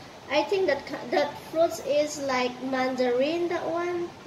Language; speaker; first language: English; non-native, local second language; Filipino